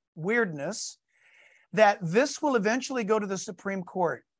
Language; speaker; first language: English; native; English